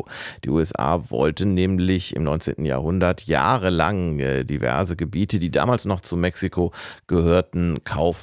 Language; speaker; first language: German; native; German